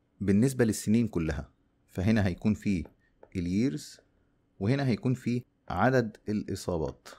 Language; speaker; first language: Arabic; native; Arabic